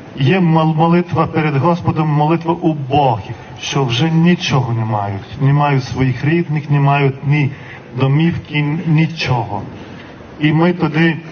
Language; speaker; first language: Ukrainian; non-native, fluent; Lithuanian